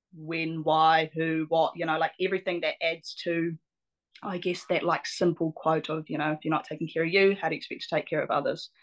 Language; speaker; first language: English; native; English